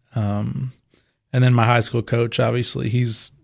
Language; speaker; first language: English; native; English